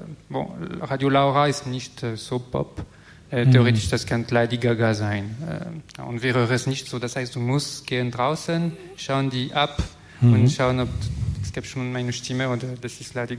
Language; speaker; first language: German; non-native, learner; French